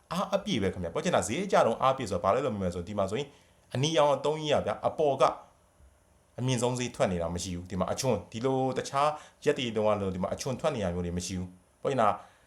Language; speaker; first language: Burmese; native; Burmese